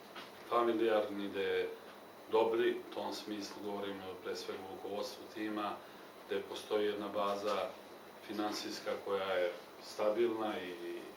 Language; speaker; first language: Serbian; native; Serbian